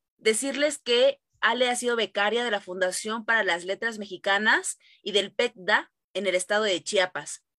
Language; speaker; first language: Spanish; native; Spanish